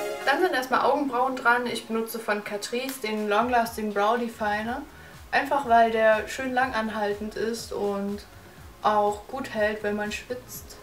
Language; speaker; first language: German; native; German